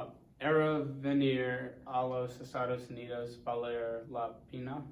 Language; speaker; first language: Spanish; non-native, learner; English